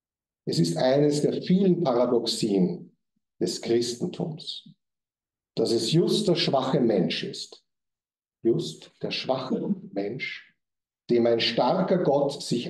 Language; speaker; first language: German; native; German